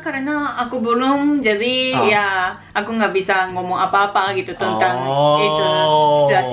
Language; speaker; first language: Indonesian; non-native, learner; Japanese